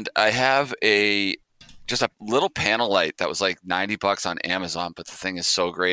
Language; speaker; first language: English; native; English